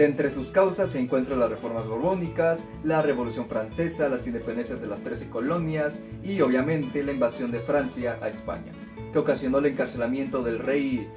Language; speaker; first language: Spanish; native; Spanish